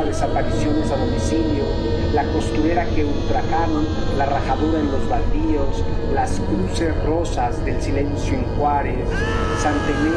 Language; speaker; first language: Spanish; native; Spanish